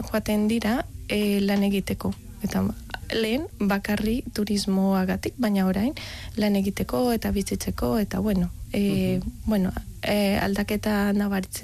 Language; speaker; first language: Basque; non-native, learner; Spanish